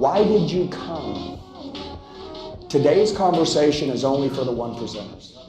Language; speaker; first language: English; native; English